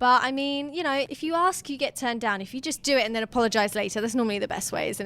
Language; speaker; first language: English; native; English